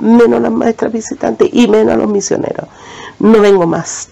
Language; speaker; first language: Spanish; native; Spanish